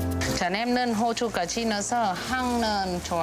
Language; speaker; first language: Korean; non-native, learner; Vietnamese